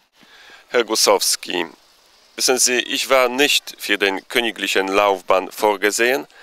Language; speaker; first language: German; non-native, fluent; Polish